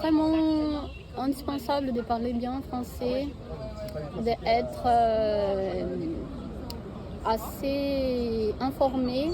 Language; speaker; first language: French; non-native, fluent; Portuguese